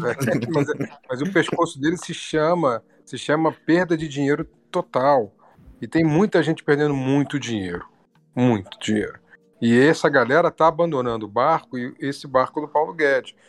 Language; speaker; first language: Portuguese; native; Portuguese